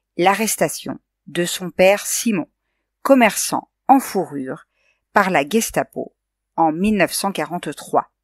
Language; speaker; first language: French; native; French